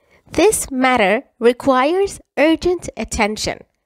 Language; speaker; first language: English; non-native, fluent; Persian